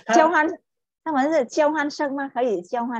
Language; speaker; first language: Chinese; non-native, fluent; Vietnamese